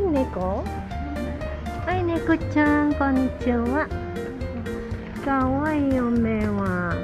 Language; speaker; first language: Japanese; non-native, learner; Filipino